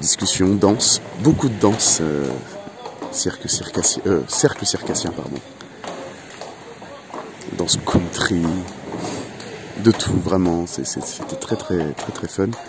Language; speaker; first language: French; native; French